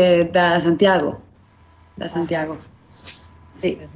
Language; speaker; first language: Catalan; non-native, learner; Spanish